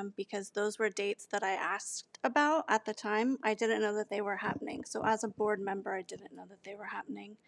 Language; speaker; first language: English; native; English